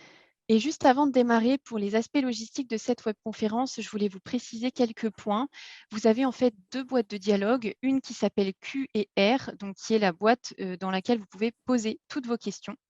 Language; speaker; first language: French; native; French